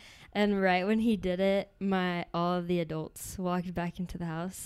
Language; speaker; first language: English; native; English